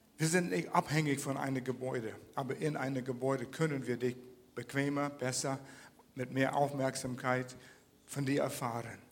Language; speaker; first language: German; non-native, fluent; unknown